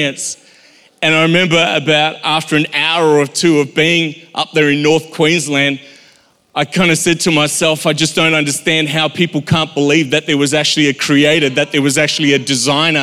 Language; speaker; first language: English; native; English